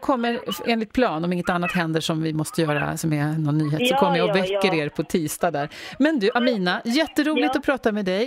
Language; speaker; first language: Swedish; native; Swedish